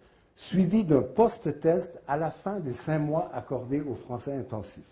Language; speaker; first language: French; native; French